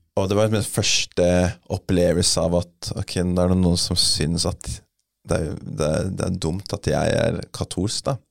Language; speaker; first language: Norwegian; early bilingual, other home language; English